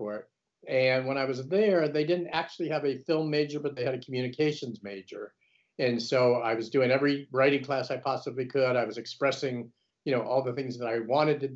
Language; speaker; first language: English; native; English